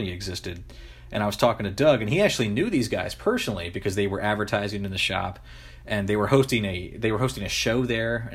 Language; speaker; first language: English; native; English